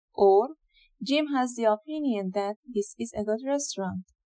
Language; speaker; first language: English; non-native, fluent; Persian